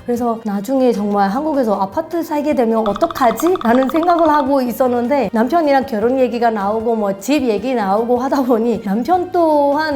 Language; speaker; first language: Korean; non-native, fluent; Burmese